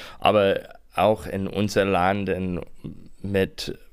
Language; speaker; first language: German; non-native, learner; English